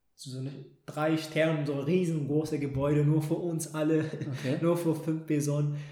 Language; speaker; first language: German; non-native, fluent; Amharic